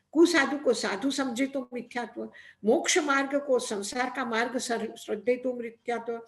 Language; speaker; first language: Hindi; non-native, local second language; Gujarati